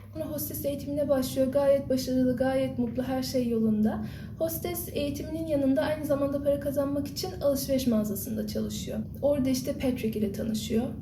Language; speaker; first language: Turkish; early bilingual, heritage; Turkish